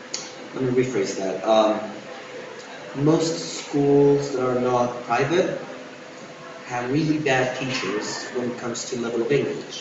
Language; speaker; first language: English; non-native, fluent; Spanish